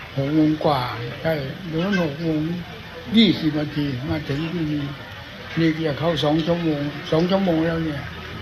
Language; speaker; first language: Thai; non-native, local second language; Northeastern Thai